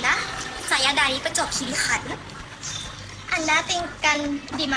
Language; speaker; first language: Indonesian; non-native, learner; Thai